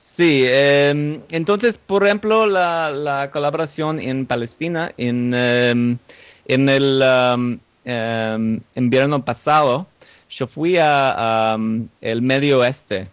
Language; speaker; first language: Spanish; non-native, learner; English